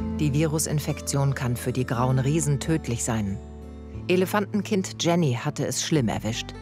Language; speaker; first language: German; native; German